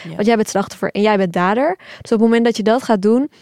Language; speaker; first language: Dutch; early bilingual, other home language; Turkish